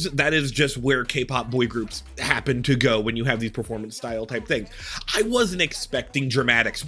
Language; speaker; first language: English; native; English